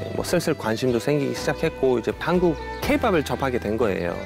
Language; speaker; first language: Korean; non-native, fluent; Uzbek